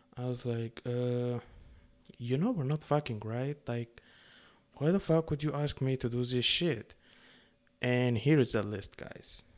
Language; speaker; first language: English; non-native, fluent; Arabic